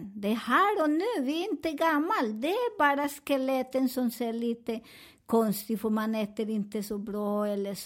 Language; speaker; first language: Swedish; non-native, learner; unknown